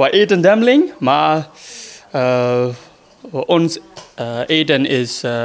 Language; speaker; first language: Dutch; non-native, learner; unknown